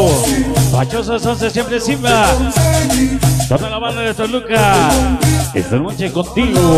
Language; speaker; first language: Spanish; native; Spanish